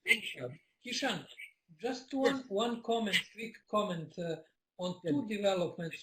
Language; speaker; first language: English; non-native, fluent; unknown